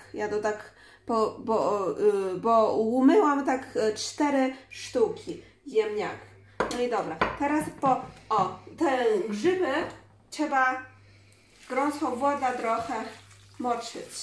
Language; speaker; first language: Polish; non-native, learner; Chinese